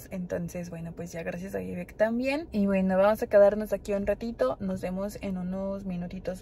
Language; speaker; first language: Spanish; native; Spanish